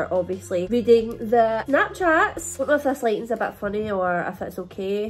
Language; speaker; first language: English; native; English